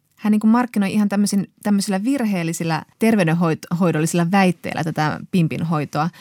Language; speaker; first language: Finnish; native; Finnish